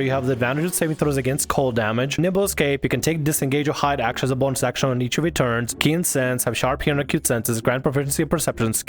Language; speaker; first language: English; native; English